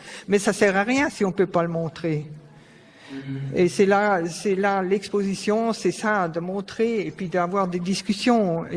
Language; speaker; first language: French; non-native, fluent; German